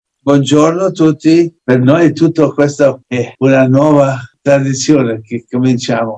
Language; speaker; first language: Italian; non-native, fluent; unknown